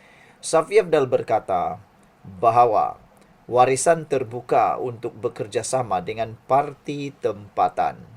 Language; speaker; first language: Malay; native; Malay